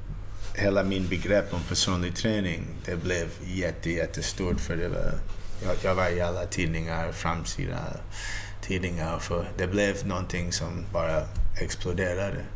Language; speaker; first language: Swedish; early bilingual, heritage; Swedish